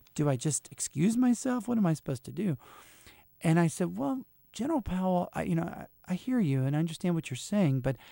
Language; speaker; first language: English; native; English